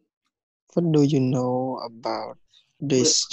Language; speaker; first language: English; non-native, learner; Khmer